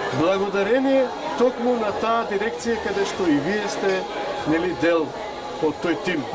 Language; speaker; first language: Macedonian; non-native, local second language; Romany